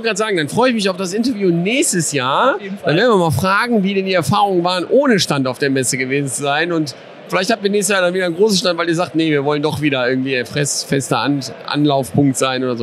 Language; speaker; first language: German; native; German